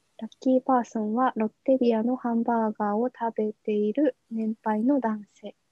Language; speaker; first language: Japanese; native; Japanese